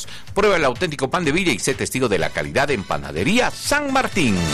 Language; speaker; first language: Spanish; native; Spanish